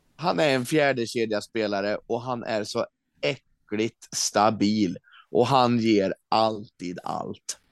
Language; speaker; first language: Swedish; native; Swedish